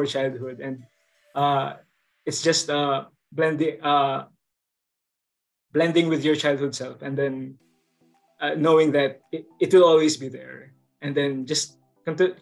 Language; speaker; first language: English; non-native, local second language; Bikol